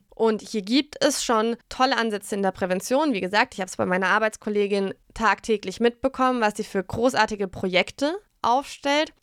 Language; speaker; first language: German; native; German